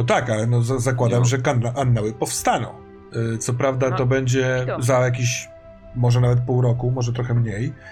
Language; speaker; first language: Polish; native; Polish